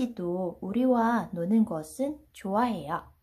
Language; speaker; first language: Korean; non-native, learner; Vietnamese